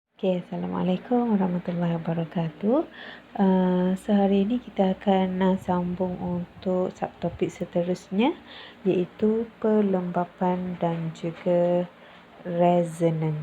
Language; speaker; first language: Malay; native; Malay